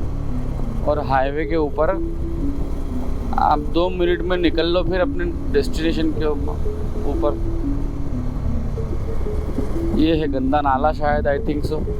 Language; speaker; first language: Hindi; native; Hindi